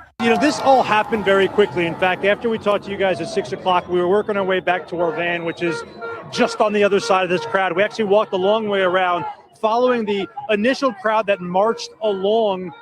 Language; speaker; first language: English; native; English